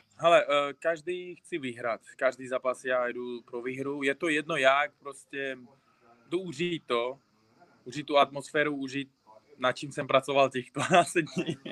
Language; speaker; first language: Czech; non-native, fluent; Uzbek